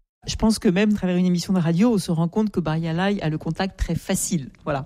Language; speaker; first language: French; native; French